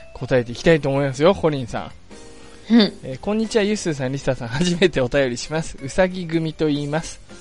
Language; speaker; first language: Japanese; non-native, fluent; English